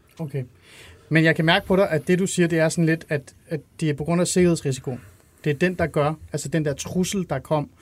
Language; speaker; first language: Danish; early bilingual, other home language; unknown